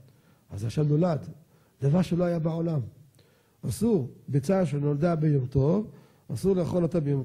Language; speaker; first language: Hebrew; native; Hebrew